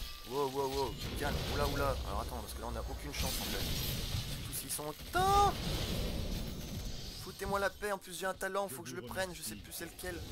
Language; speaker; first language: French; native; French